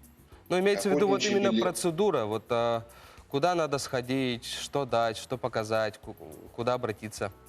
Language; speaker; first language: Russian; native; Russian